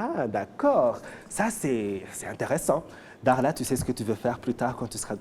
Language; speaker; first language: French; non-native, local second language; Kinyarwanda